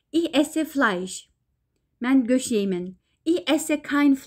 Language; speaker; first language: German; non-native, fluent; Uyghur